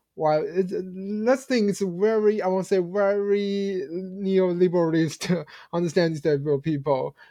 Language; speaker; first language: English; non-native, fluent; Chinese